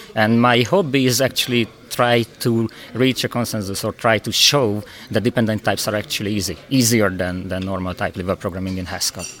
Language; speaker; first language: English; non-native, fluent; Hungarian